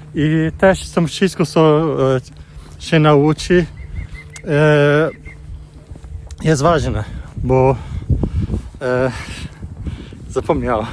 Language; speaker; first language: Polish; non-native, learner; Portuguese